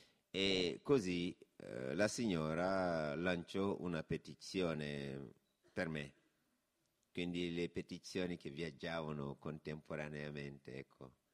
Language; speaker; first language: Italian; non-native, fluent; Wolof